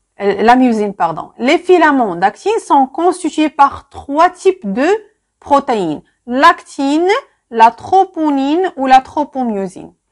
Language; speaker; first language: French; non-native, local second language; Arabic